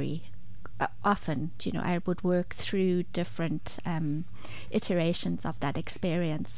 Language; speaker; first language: English; native; English